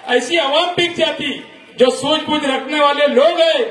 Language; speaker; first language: Hindi; non-native, local second language; Urdu